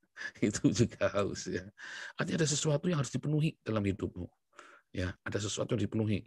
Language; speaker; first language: Indonesian; native; Indonesian